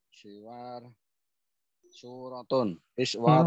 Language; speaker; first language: Arabic; non-native, learner; Indonesian